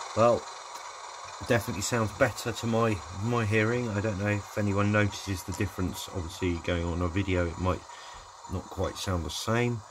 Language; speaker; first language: English; native; English